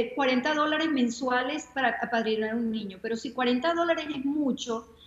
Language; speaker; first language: Spanish; native; Spanish